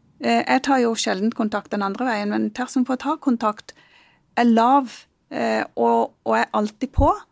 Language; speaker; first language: Norwegian; early bilingual, other home language; Punjabi